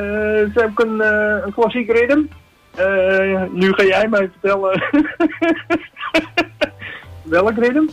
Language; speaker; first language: Dutch; native; Dutch